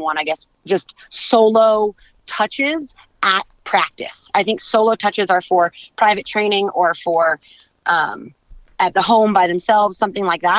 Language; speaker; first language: English; native; English